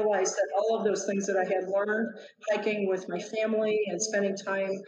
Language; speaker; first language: English; native; English